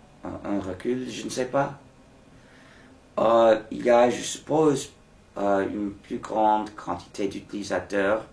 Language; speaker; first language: French; non-native, fluent; English